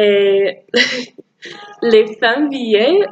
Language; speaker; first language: French; non-native, learner; English